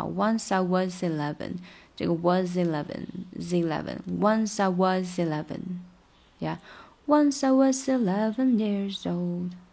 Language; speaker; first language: English; non-native, fluent; Chinese